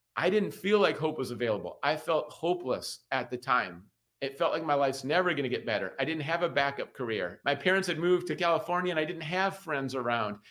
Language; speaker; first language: English; native; English